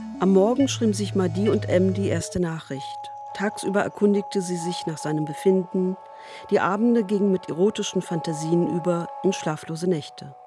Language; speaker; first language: German; native; German